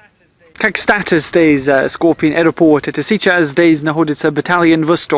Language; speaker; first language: Russian; non-native, learner; English